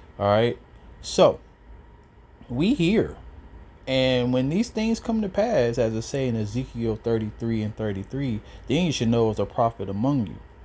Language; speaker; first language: English; native; English